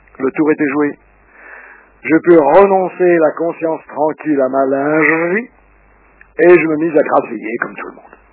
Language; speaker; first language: French; early bilingual, other home language; Russian